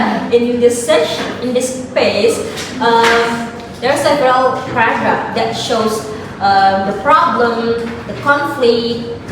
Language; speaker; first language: English; non-native, learner; Indonesian